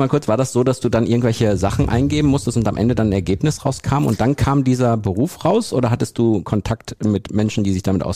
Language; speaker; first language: German; native; German